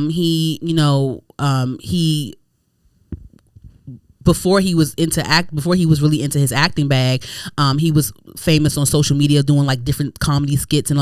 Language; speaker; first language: English; native; English